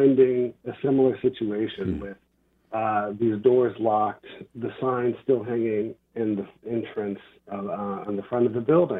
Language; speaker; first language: English; native; English